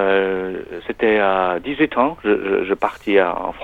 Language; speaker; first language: French; non-native, learner; Chinese